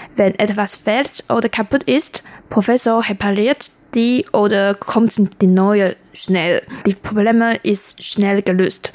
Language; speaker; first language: German; non-native, learner; Chinese